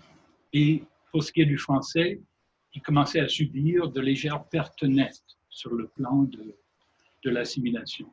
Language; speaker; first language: French; native; French